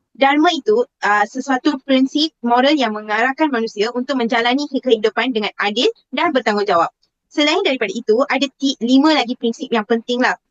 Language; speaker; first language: Malay; non-native, local second language; Tamil